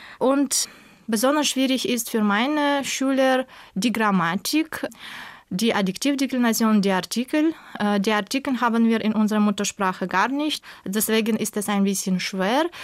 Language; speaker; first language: German; non-native, fluent; Russian